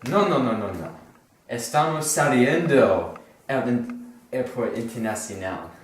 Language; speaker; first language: Spanish; non-native, learner; English